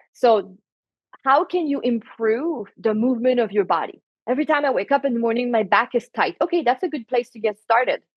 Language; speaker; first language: English; non-native, fluent; French